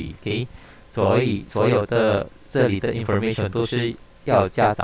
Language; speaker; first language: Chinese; non-native, local second language; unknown